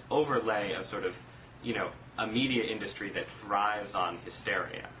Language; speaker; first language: English; native; English